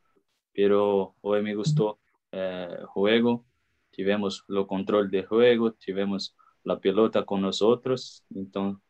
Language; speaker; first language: Spanish; non-native, learner; Portuguese